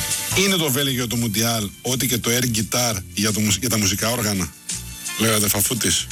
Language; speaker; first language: Greek; native; Greek